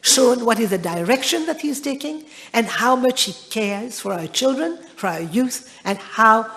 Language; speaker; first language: English; non-native, local second language; Morisyen